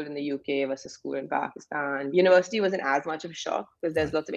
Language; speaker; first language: English; non-native, local second language; Urdu